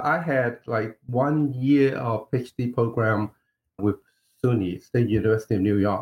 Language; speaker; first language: English; non-native, local second language; Cantonese